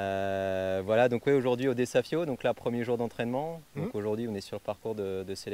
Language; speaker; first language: French; native; French